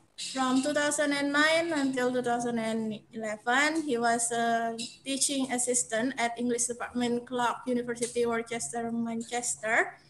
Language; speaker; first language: English; non-native, fluent; Indonesian